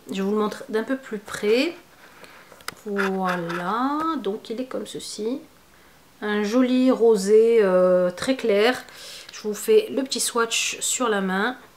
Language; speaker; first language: French; native; French